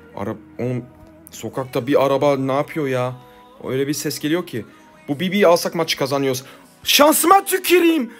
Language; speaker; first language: Turkish; early bilingual, heritage; Turkish